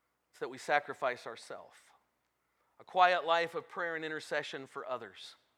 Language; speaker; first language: English; native; English